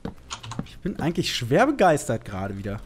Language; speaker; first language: German; native; German